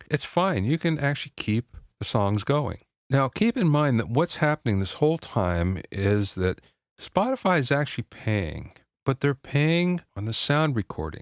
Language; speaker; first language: English; native; English